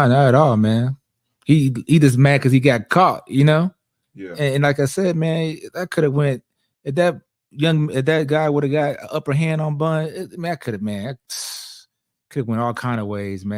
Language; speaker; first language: English; native; English